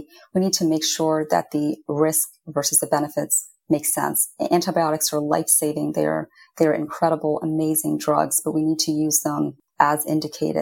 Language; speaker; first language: English; native; English